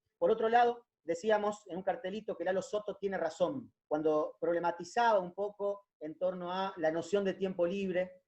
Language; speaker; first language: Spanish; native; Spanish